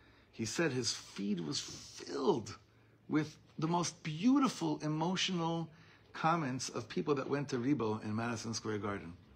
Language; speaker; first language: English; native; English